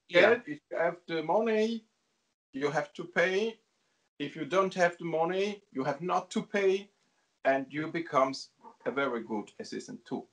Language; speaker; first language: English; non-native, learner; Italian